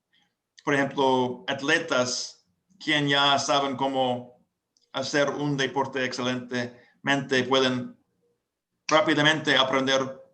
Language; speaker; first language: Spanish; non-native, learner; English